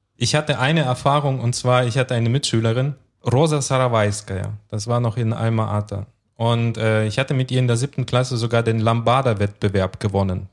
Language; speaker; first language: German; early bilingual, other home language; Russian